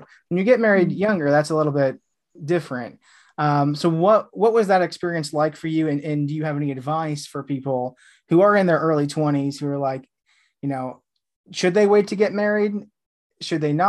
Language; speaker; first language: English; native; English